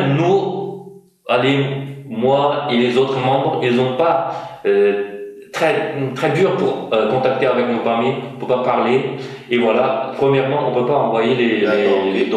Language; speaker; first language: French; non-native, fluent; Uyghur